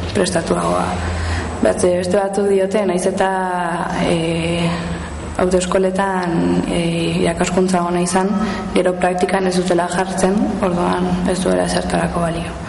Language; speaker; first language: Basque; non-native, local second language; Spanish